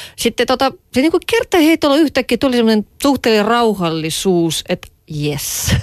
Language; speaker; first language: Finnish; non-native, fluent; Russian